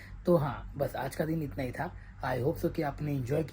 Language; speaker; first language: Hindi; native; Hindi